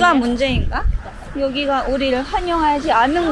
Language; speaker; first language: Korean; non-native, fluent; Turkmen